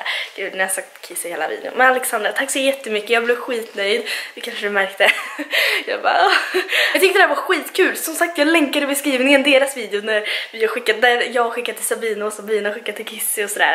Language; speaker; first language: Swedish; native; Swedish